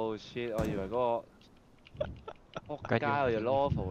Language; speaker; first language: Cantonese; native; Cantonese